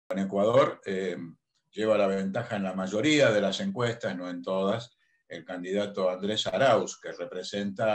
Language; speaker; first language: Spanish; native; Spanish